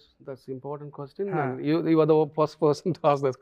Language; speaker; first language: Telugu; non-native, learner; Tamil